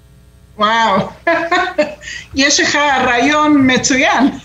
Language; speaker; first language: Hebrew; non-native, fluent; Spanish